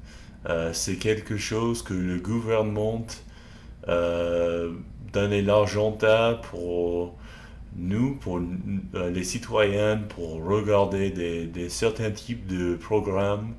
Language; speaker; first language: French; non-native, learner; English